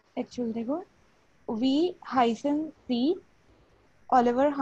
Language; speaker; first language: German; non-native, learner; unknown